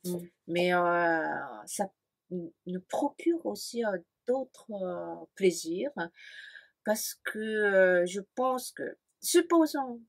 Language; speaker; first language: French; non-native, fluent; Japanese